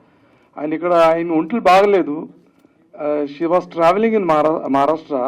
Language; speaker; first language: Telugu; early bilingual, heritage; Telugu